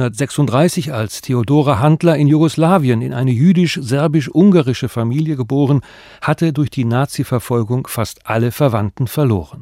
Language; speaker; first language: German; native; German